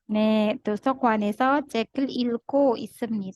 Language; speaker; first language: Korean; non-native, learner; Indonesian